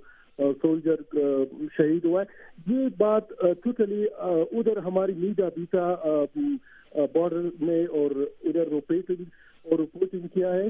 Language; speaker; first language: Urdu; non-native, learner; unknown